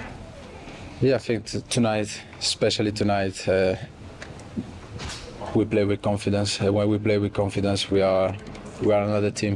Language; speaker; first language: English; non-native, fluent; Italian